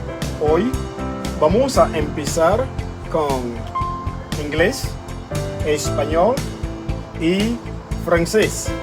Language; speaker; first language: Spanish; non-native, fluent; Haitian Creole